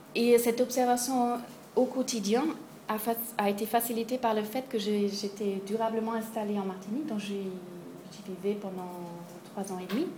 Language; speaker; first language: French; non-native, fluent; German